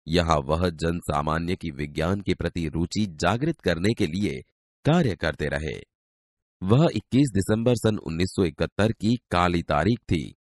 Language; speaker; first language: Hindi; non-native, local second language; Gujarati